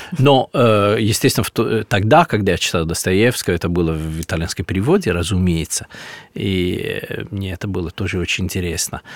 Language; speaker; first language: Russian; non-native, fluent; Italian